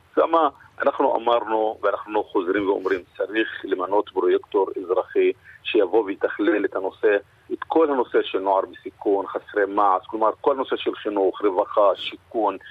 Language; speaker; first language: Hebrew; non-native, local second language; Arabic